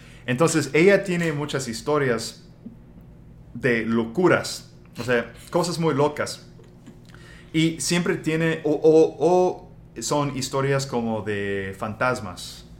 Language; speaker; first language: Spanish; non-native, fluent; English